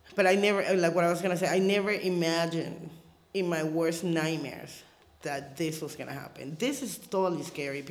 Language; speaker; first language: English; early bilingual, other home language; Spanish